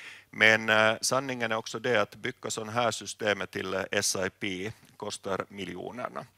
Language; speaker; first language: Swedish; non-native, local second language; Finnish